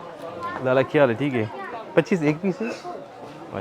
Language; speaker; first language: Hindi; non-native, local second language; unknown